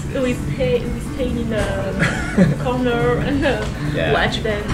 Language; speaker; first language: English; non-native, learner; French